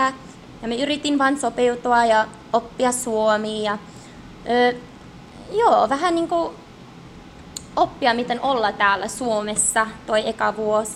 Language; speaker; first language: Finnish; early bilingual, heritage; English